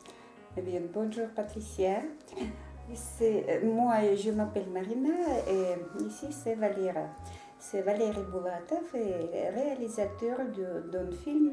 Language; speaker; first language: French; non-native, learner; Russian